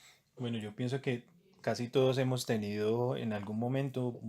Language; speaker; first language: Spanish; native; Spanish